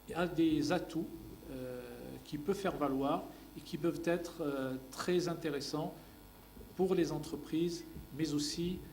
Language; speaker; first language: French; non-native, local second language; Arabic